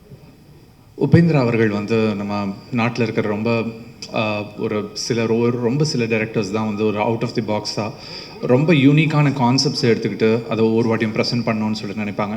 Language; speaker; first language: Tamil; native; Tamil